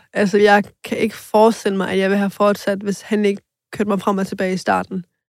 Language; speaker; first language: Danish; early bilingual, other home language; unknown